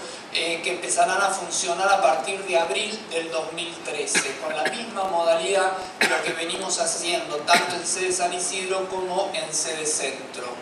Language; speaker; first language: Spanish; native; Spanish